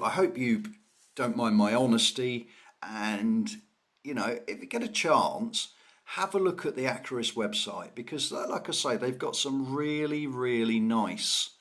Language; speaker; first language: English; native; English